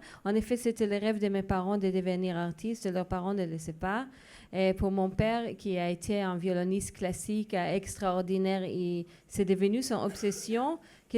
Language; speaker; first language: French; non-native, fluent; Hebrew